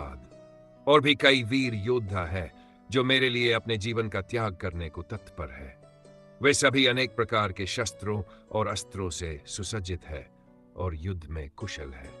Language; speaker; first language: Hindi; native; Hindi